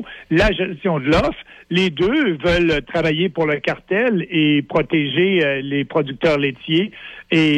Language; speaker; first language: French; native; French